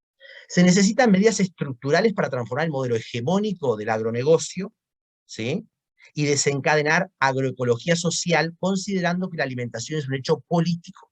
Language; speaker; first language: Spanish; native; Spanish